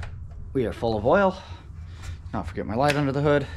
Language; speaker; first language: English; native; English